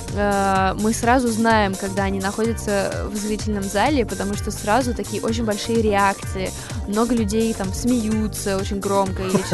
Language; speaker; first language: Russian; non-native, fluent; English